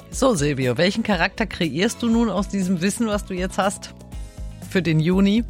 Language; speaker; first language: German; native; German